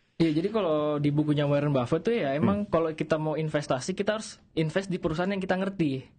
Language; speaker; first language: Indonesian; native; Indonesian